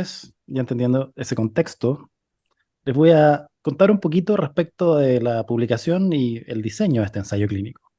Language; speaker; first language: Spanish; native; Spanish